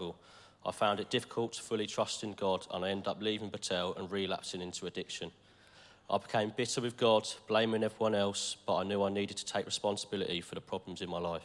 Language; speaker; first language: English; native; English